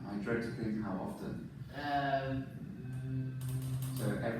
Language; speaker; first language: English; non-native, fluent; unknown